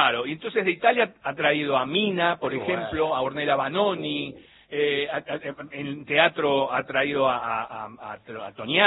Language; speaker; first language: Spanish; native; Spanish